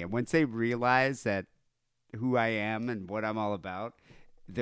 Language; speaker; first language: English; native; English